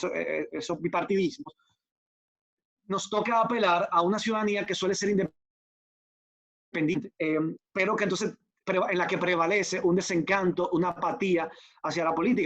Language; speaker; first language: Spanish; native; Spanish